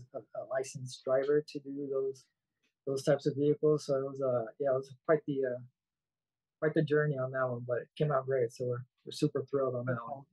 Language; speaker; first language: English; native; English